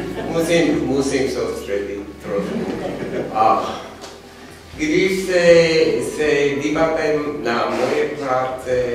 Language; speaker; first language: Czech; non-native, learner; English